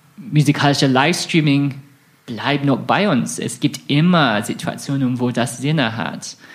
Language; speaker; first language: German; non-native, fluent; English